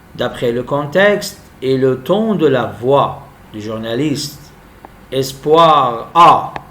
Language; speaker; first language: French; non-native, local second language; Arabic